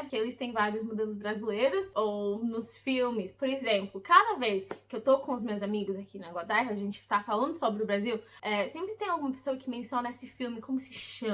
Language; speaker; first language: Portuguese; early bilingual, heritage; English